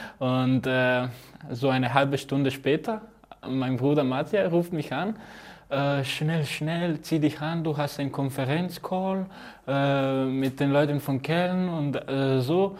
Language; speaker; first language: German; non-native, learner; Croatian